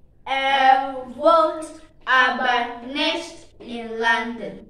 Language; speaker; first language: German; non-native, learner; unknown